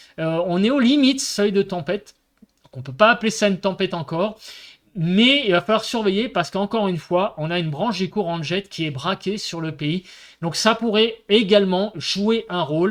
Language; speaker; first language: French; native; French